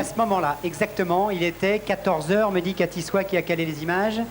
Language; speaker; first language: French; native; French